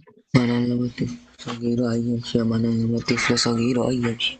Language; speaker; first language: Arabic; non-native, learner; Bangla